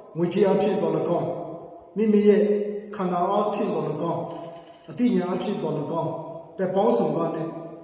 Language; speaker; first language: Burmese; non-native, local second language; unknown